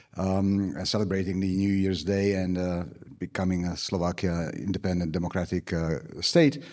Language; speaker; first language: English; non-native, fluent; Slovak